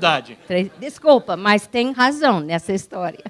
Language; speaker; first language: Portuguese; non-native, fluent; English